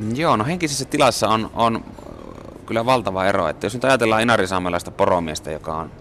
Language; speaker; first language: Finnish; native; Finnish